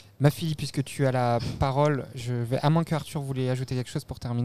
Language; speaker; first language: French; native; French